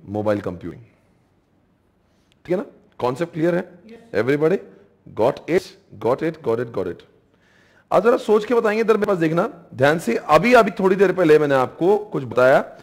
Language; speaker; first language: Hindi; native; Hindi